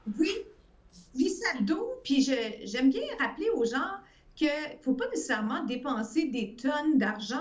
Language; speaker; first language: French; early bilingual, other home language; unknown